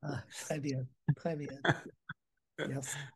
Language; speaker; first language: French; non-native, learner; English